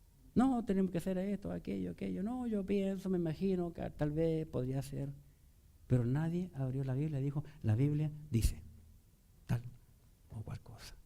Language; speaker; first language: Spanish; native; Spanish